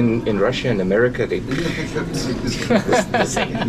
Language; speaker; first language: English; non-native, fluent; Russian